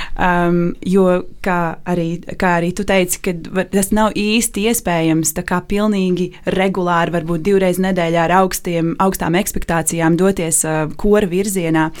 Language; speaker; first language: Latvian; native; Latvian